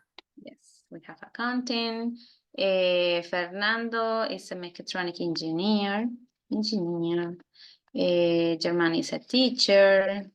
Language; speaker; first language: English; non-native, fluent; Spanish